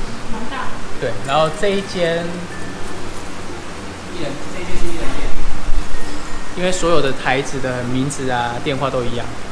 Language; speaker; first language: Chinese; native; Chinese